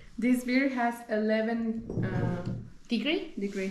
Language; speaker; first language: English; non-native, fluent; Spanish